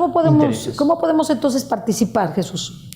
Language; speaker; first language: Spanish; native; Spanish